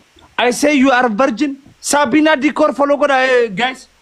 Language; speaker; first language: English; non-native, learner; Oromo